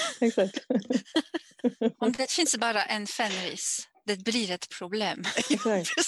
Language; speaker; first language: Swedish; non-native, learner; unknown